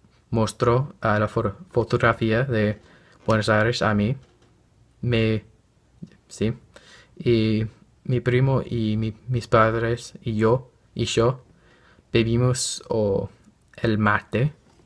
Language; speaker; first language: Spanish; non-native, learner; English